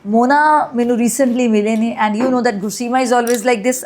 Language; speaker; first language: Hindi; non-native, local second language; Punjabi